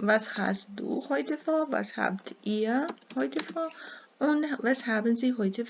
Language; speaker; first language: German; non-native, fluent; Serbian